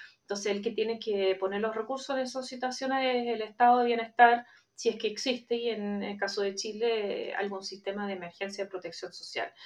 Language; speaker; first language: Spanish; non-native, fluent; German